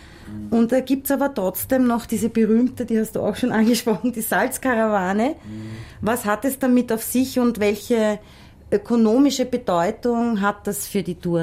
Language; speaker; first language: German; native; German